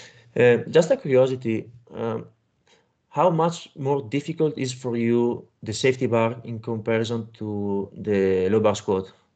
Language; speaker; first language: English; non-native, fluent; Italian